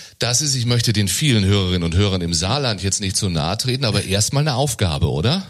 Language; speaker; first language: German; native; German